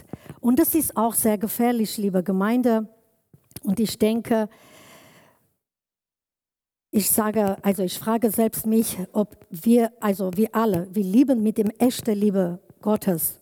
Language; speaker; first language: German; non-native, learner; Kurdish